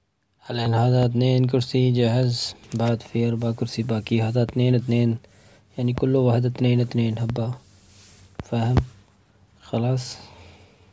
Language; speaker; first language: Arabic; non-native, learner; Urdu